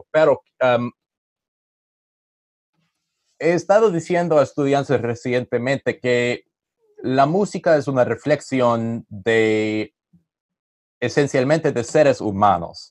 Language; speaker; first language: Spanish; non-native, learner; English